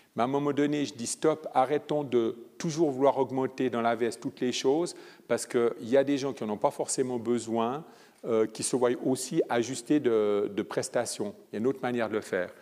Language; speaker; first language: French; early bilingual, other home language; Italian